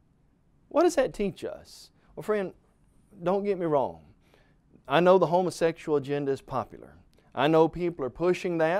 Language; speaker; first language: English; native; English